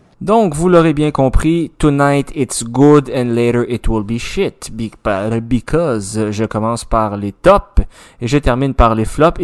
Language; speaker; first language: French; native; French